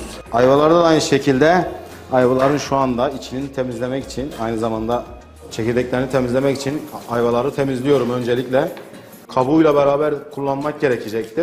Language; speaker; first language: Turkish; native; Turkish